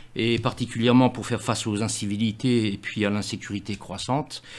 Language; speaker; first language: French; native; French